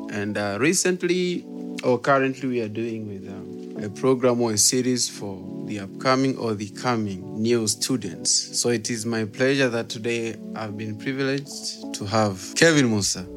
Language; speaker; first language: English; non-native, local second language; Swahili